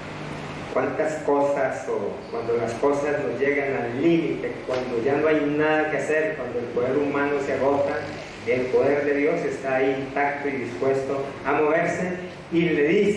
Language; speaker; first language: Spanish; native; Spanish